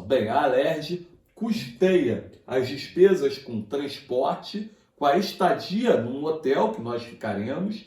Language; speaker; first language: Portuguese; native; Portuguese